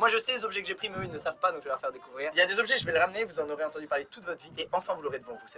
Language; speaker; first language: French; native; French